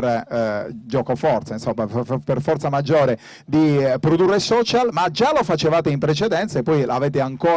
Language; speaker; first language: Italian; native; Italian